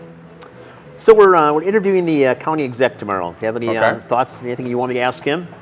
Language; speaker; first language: English; native; English